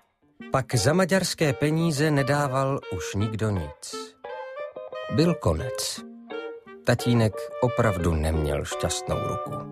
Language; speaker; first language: Czech; native; Czech